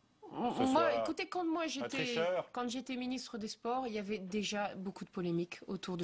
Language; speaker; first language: French; native; French